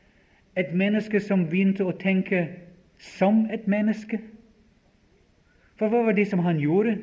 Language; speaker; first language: Swedish; non-native, fluent; English